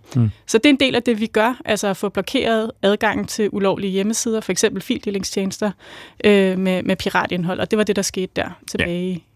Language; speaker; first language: Danish; native; Danish